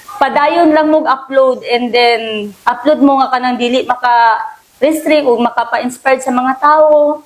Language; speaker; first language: Cebuano; non-native, local second language; Chavacano